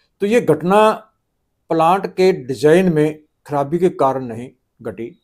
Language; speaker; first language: Hindi; non-native, local second language; Punjabi